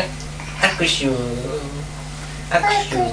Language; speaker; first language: Japanese; native; Japanese